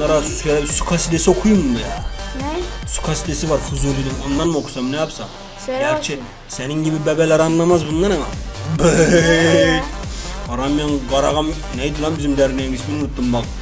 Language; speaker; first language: Turkish; native; Turkish